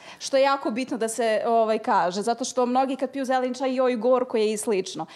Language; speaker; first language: Croatian; native; Croatian